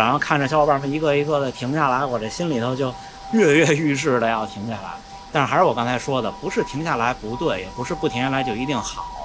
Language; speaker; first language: Chinese; native; Chinese